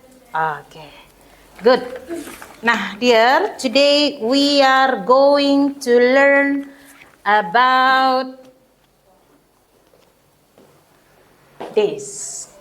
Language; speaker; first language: English; non-native, fluent; Indonesian